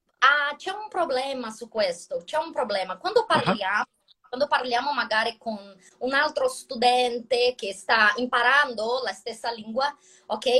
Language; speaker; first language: Italian; non-native, learner; Portuguese